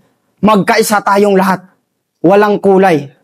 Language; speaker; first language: Filipino; native; Filipino